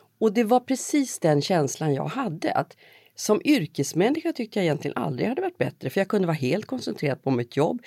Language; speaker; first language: Swedish; native; Swedish